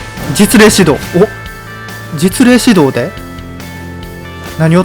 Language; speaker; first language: Japanese; native; Japanese